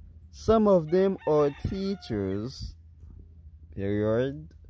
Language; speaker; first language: English; non-native, fluent; Haitian Creole